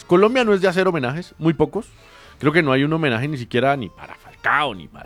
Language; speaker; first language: Spanish; native; Spanish